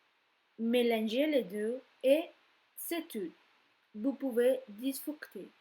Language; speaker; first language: French; non-native, learner; Spanish